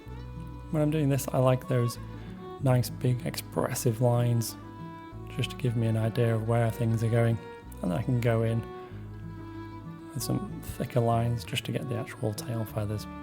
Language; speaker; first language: English; native; English